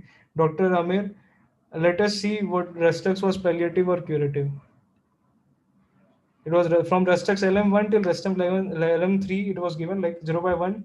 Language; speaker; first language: English; non-native, local second language; Hindi